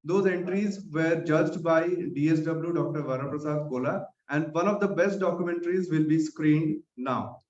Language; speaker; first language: English; non-native, local second language; Hindi